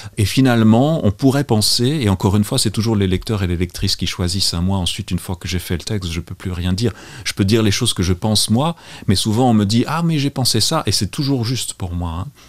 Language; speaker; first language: French; native; French